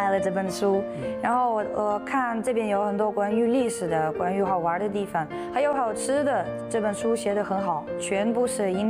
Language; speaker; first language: Chinese; non-native, fluent; Russian